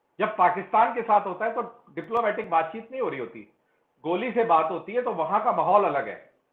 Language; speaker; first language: Hindi; non-native, local second language; Punjabi